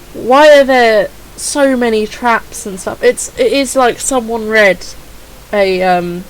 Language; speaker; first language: English; native; English